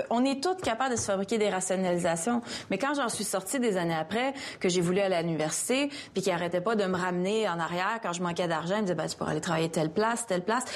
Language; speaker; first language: French; native; French